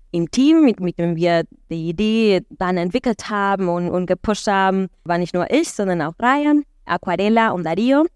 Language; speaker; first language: German; non-native, fluent; Spanish